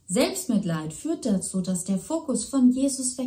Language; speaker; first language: German; native; German